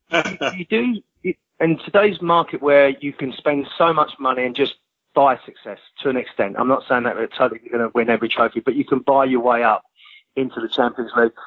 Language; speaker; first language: English; native; English